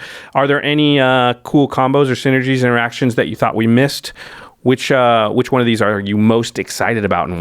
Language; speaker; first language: English; native; English